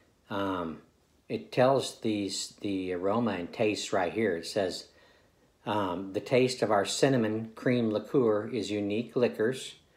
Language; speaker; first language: English; native; English